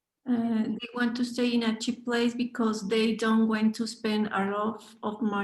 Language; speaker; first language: English; non-native, learner; Spanish